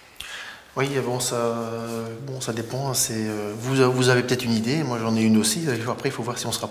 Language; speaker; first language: French; native; French